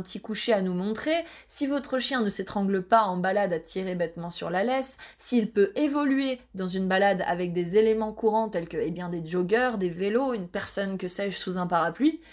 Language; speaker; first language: French; native; French